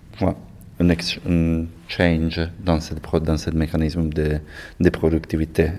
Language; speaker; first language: French; non-native, learner; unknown